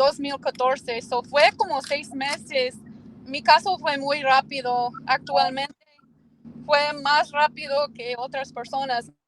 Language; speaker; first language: Spanish; early bilingual, heritage; Spanish